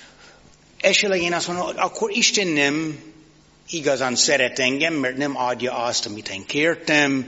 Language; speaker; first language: Hungarian; non-native, fluent; English